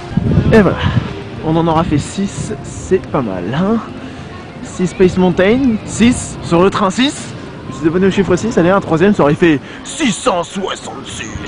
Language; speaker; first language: French; native; French